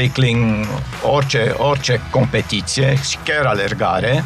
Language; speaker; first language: Romanian; non-native, fluent; German